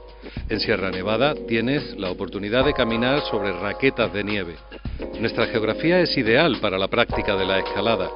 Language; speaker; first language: Spanish; native; Spanish